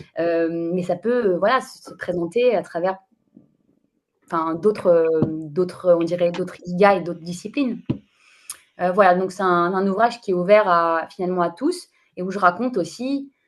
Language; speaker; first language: French; native; French